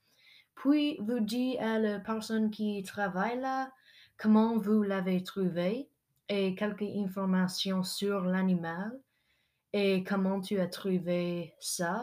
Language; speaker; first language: French; non-native, local second language; English